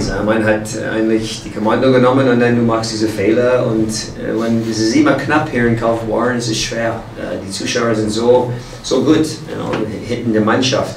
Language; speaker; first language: German; non-native, fluent; English